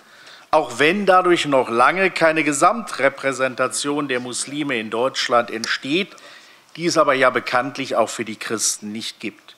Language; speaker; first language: German; native; German